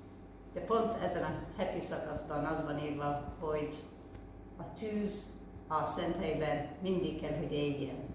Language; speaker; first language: Hungarian; early bilingual, heritage; Hungarian